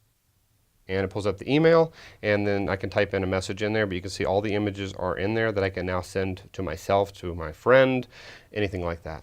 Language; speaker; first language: English; native; English